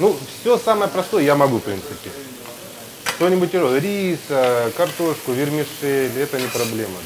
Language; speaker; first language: Russian; native; Russian